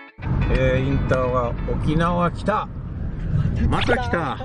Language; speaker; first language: Japanese; non-native, fluent; English